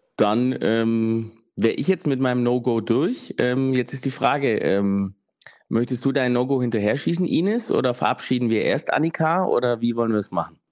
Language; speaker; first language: German; early bilingual, other home language; Italian